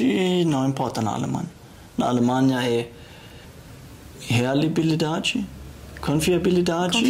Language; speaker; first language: Portuguese; non-native, learner; German